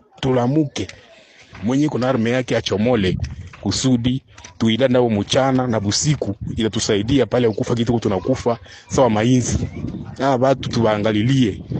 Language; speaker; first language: Swahili; native; Swahili